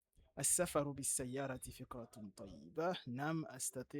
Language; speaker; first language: Arabic; non-native, fluent; French